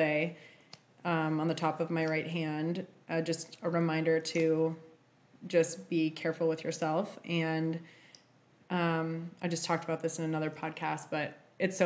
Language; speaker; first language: English; native; English